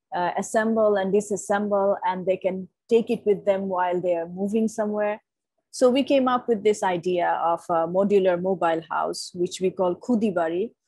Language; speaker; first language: English; non-native, local second language; Bangla